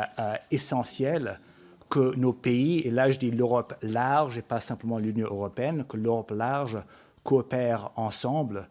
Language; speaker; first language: French; non-native, fluent; English